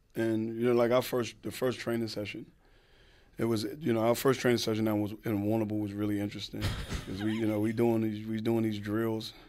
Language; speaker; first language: English; native; English